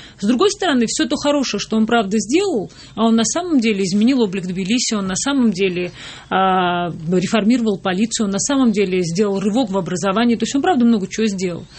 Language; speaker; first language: Russian; non-native, local second language; Georgian